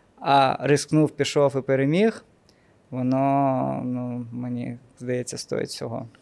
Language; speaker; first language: Ukrainian; non-native, local second language; Russian